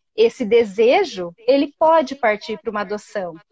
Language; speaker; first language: Portuguese; native; Portuguese